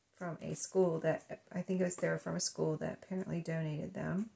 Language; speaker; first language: English; native; English